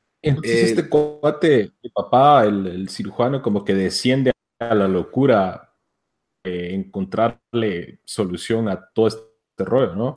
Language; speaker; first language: Spanish; native; Spanish